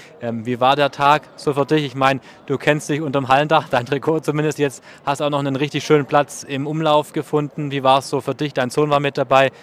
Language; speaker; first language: German; native; German